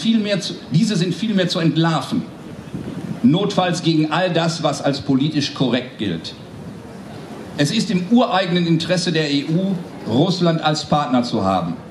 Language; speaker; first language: German; native; German